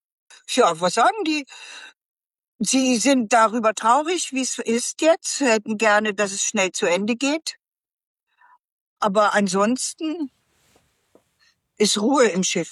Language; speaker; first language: German; native; German